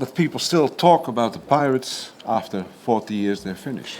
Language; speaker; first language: English; non-native, fluent; Dutch